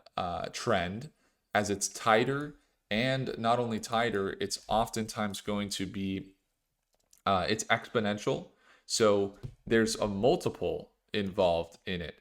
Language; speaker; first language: English; native; English